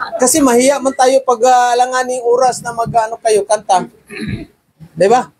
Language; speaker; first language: Filipino; non-native, local second language; Cebuano